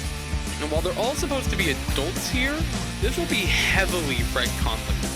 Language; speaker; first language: English; native; English